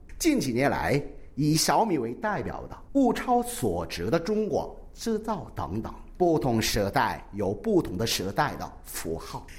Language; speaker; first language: Chinese; non-native, fluent; Korean